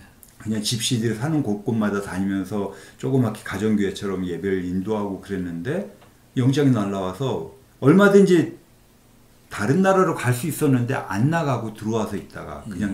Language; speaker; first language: Korean; native; Korean